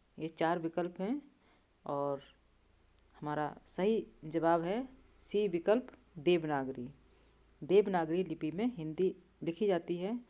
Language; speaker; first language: Hindi; native; Hindi